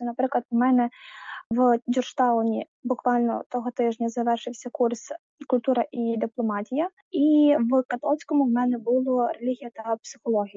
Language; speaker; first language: Ukrainian; native; Ukrainian